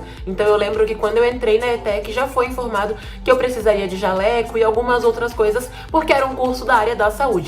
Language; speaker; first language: Portuguese; native; Portuguese